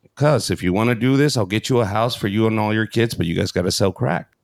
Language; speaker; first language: English; early bilingual, other home language; Spanish